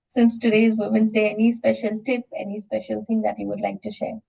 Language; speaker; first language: English; non-native, local second language; Assamese